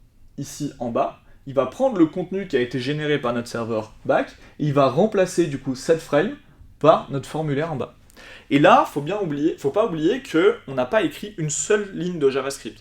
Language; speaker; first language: French; native; French